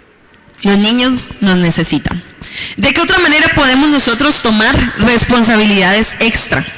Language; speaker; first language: Spanish; native; Spanish